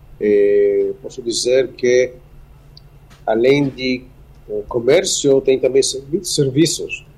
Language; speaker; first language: Portuguese; non-native, fluent; Hebrew